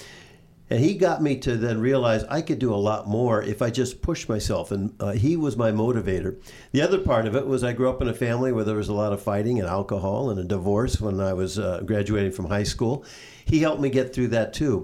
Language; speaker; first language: English; native; English